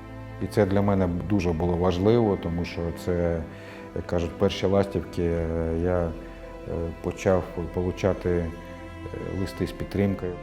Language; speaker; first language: Ukrainian; non-native, local second language; Russian